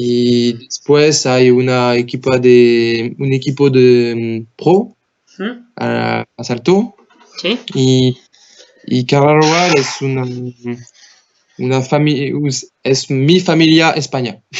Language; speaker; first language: Spanish; non-native, learner; French